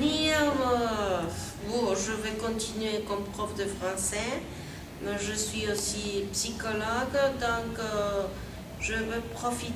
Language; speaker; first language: French; non-native, fluent; Spanish